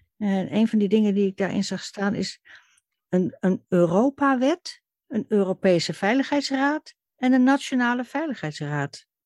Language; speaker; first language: Dutch; native; Dutch